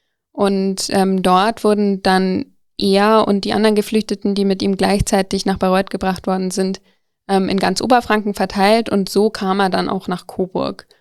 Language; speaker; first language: German; native; German